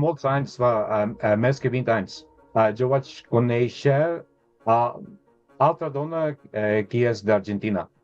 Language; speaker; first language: Catalan; non-native, learner; English